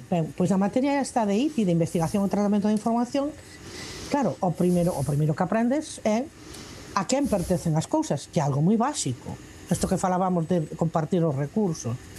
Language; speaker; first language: Galician; non-native, local second language; Spanish